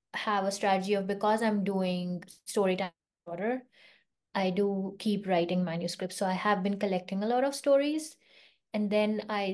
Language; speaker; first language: English; non-native, local second language; Hindi